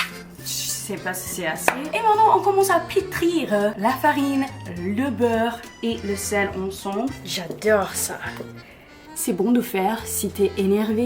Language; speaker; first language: French; non-native, fluent; English